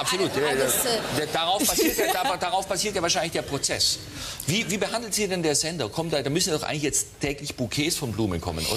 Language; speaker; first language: German; native; German